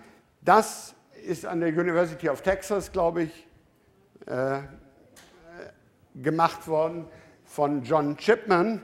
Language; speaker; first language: German; native; German